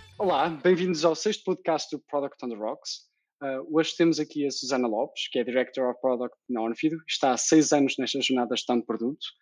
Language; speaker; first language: Portuguese; native; Portuguese